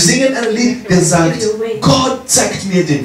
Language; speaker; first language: German; non-native, learner; English